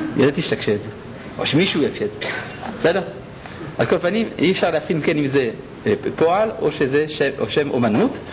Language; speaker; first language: Hebrew; early bilingual, other home language; French